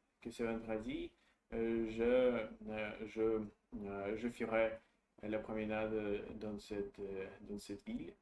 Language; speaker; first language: French; non-native, learner; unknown